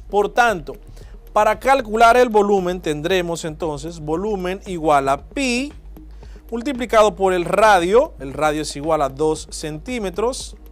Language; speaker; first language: Spanish; native; Spanish